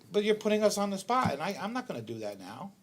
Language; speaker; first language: English; native; English